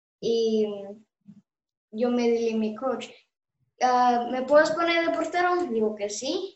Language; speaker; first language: Spanish; early bilingual, heritage; Spanish